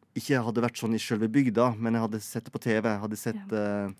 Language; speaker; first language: Norwegian; native; Norwegian